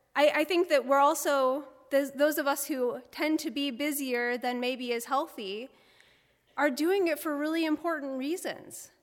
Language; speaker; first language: English; native; English